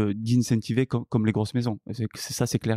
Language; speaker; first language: French; native; French